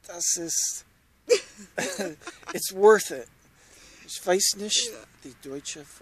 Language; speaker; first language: German; non-native, learner; English